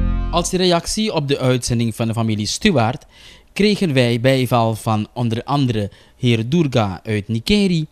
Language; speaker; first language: Dutch; native; Dutch